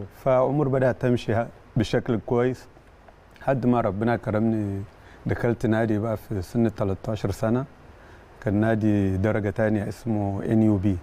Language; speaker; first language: Arabic; non-native, fluent; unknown